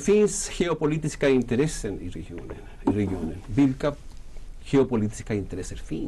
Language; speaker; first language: Swedish; non-native, fluent; Spanish